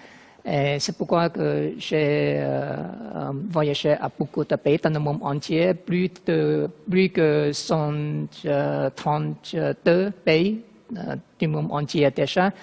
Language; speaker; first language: French; non-native, learner; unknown